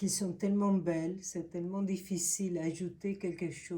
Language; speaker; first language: French; non-native, fluent; Italian